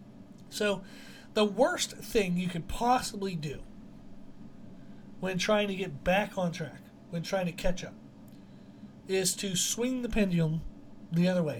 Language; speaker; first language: English; native; English